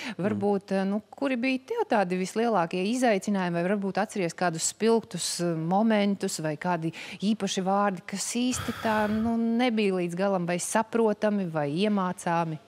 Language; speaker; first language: Latvian; native; Latvian